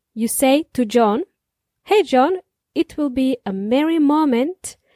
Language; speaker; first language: English; non-native, fluent; Serbian